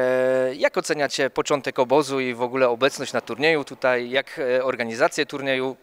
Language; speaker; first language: Polish; native; Polish